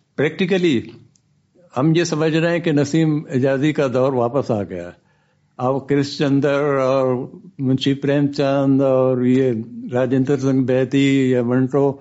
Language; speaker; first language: Urdu; non-native, local second language; Baluchi